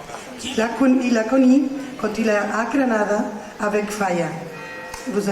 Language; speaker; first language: French; non-native, learner; Spanish